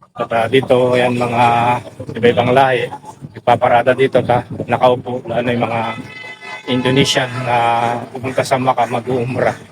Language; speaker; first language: Filipino; non-native, local second language; Pampanga